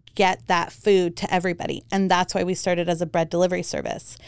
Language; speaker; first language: English; early bilingual, heritage; German